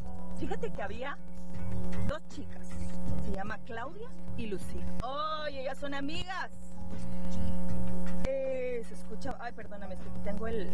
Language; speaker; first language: Spanish; native; Spanish